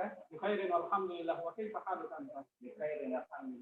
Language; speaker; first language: Arabic; non-native, learner; Indonesian